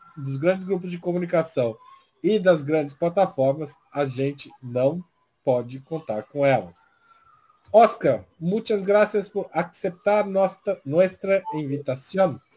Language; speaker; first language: Spanish; non-native, learner; Portuguese